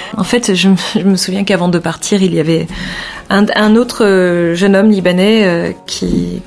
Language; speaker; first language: French; early bilingual, other home language; Arabic